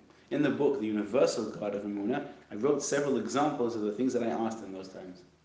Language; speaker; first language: English; native; English